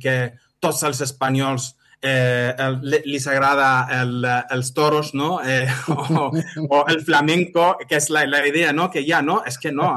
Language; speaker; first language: Catalan; non-native, fluent; Arabic